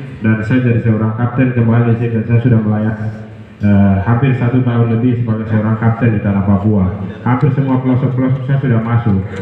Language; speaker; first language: Indonesian; non-native, local second language; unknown